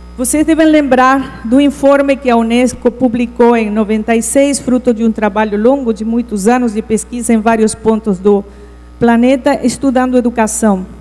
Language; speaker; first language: Portuguese; non-native, fluent; Spanish